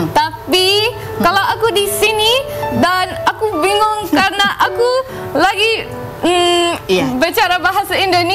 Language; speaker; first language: Indonesian; non-native, learner; English